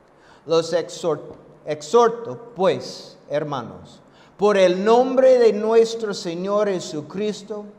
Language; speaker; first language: Spanish; non-native, fluent; English